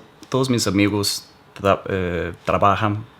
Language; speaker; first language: Portuguese; non-native, learner; English